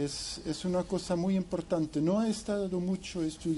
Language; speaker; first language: Spanish; non-native, fluent; English